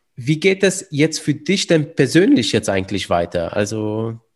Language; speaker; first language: German; early bilingual, other home language; Romanian